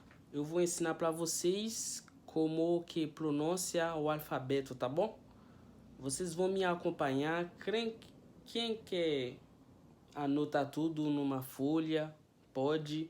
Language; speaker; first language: Portuguese; non-native, fluent; Haitian Creole